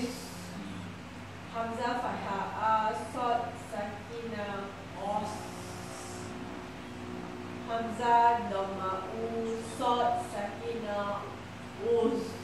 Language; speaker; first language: Arabic; non-native, learner; Malay